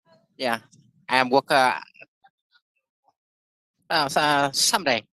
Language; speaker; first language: English; non-native, learner; Vietnamese